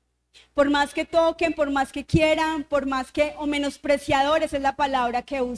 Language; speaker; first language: Spanish; native; Spanish